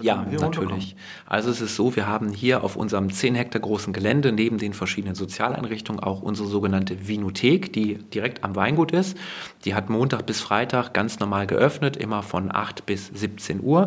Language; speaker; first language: German; native; German